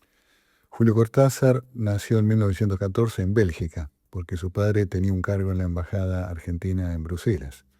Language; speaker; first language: Spanish; native; Spanish